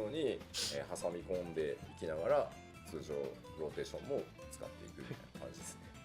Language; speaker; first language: Japanese; native; Japanese